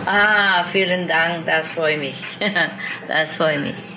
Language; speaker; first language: German; non-native, fluent; Vietnamese